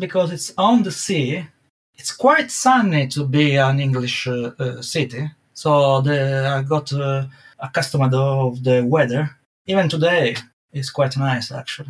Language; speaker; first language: English; non-native, fluent; Italian